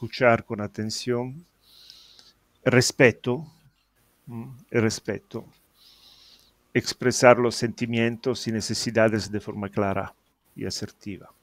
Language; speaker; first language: Spanish; non-native, fluent; Italian